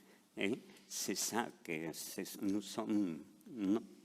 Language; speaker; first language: French; non-native, fluent; Spanish